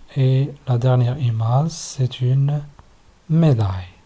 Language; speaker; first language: French; non-native, local second language; Arabic